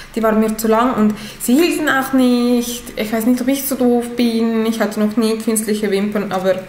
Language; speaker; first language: German; non-native, fluent; Italian